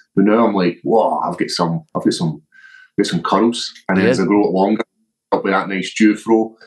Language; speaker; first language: English; native; English